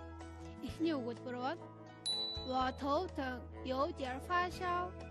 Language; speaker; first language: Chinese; non-native, fluent; Mongolian